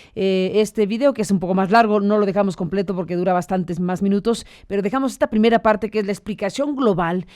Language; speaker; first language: Spanish; native; Spanish